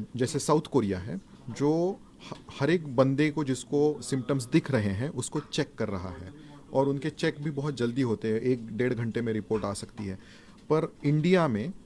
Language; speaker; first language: Hindi; non-native, local second language; Marathi